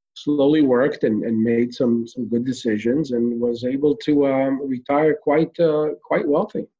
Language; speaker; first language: English; early bilingual, other home language; Hebrew